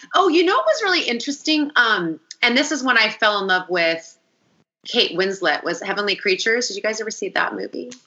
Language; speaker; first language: English; early bilingual, other home language; Italian